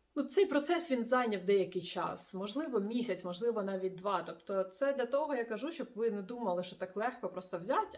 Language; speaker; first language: Ukrainian; non-native, local second language; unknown